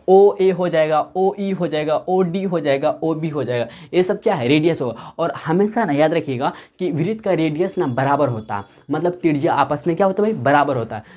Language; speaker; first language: Hindi; native; Hindi